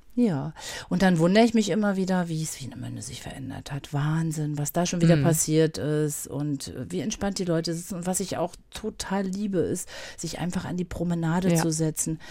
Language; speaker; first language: German; native; German